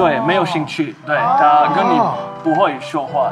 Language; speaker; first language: Chinese; non-native, learner; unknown